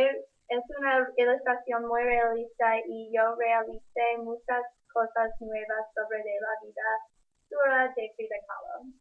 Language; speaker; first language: Spanish; non-native, learner; English